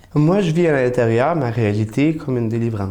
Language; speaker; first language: French; native; French